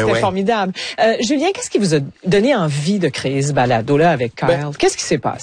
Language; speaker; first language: French; native; French